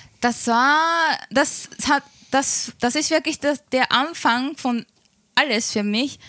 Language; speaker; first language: German; non-native, fluent; Japanese